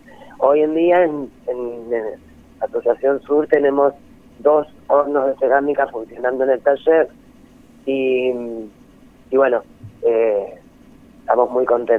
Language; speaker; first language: Spanish; native; Spanish